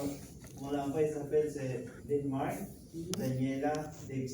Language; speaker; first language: French; non-native, learner; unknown